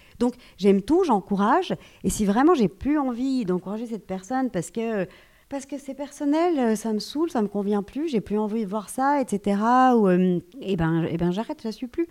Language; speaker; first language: French; native; French